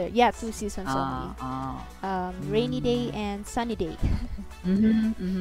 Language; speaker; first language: English; non-native, fluent; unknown